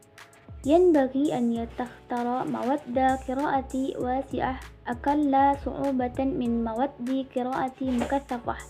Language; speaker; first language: Arabic; non-native, learner; Indonesian